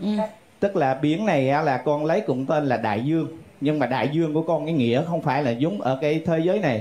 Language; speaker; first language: Vietnamese; native; Vietnamese